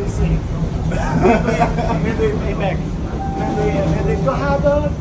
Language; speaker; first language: Portuguese; native; Portuguese